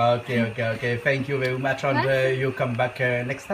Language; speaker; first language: English; non-native, learner; Réunion Creole French